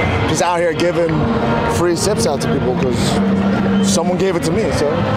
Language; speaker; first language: English; native; English